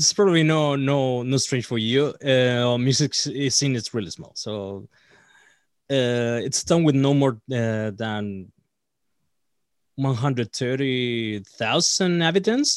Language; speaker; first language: English; non-native, fluent; Spanish